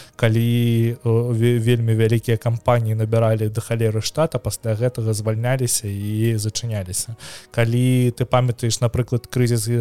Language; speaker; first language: Belarusian; non-native, local second language; Russian